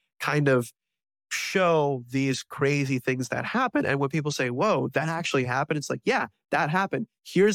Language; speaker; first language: English; native; English